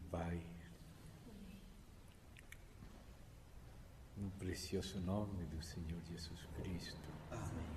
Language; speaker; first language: Portuguese; non-native, fluent; Spanish